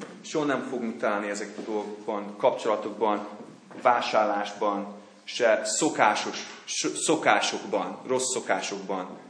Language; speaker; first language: Hungarian; non-native, fluent; English